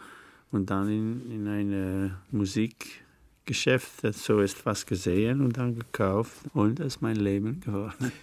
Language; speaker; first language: German; non-native, fluent; French